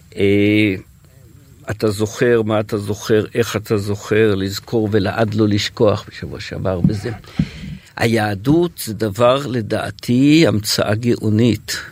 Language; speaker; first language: Hebrew; native; Hebrew